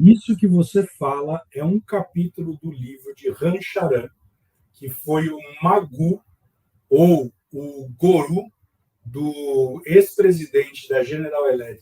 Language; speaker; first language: Portuguese; native; Portuguese